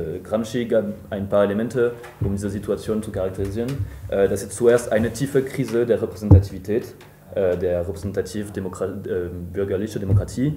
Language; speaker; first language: German; non-native, fluent; French